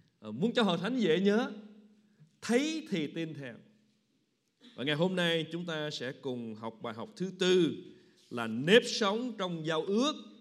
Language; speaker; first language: Vietnamese; native; Vietnamese